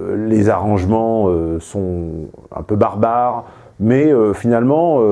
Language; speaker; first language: French; native; French